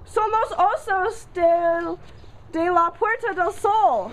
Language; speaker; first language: Spanish; non-native, learner; English